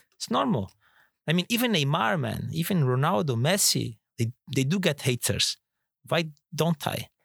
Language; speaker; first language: English; non-native, fluent; Portuguese